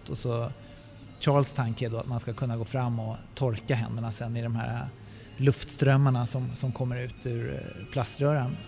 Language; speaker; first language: Swedish; native; Swedish